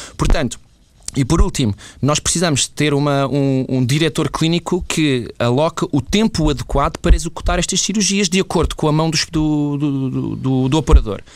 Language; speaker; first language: Portuguese; early bilingual, other home language; English